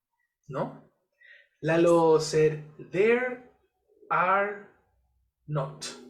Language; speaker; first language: English; non-native, fluent; Spanish